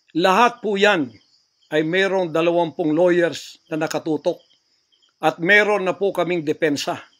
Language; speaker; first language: Filipino; non-native, local second language; Cebuano